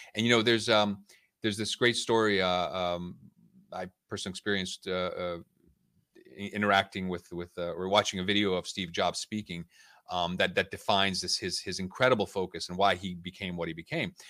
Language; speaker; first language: English; native; English